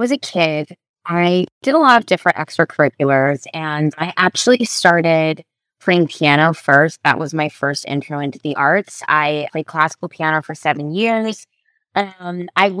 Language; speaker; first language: English; native; English